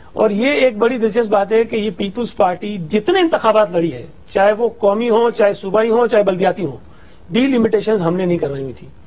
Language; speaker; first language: Urdu; native; Urdu